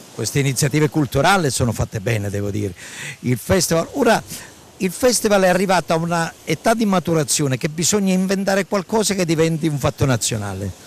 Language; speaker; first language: Italian; native; Italian